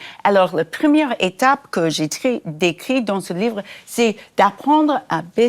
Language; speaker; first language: French; non-native, fluent; English